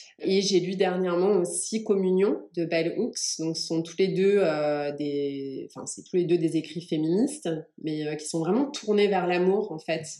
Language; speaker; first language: French; early bilingual, other home language; English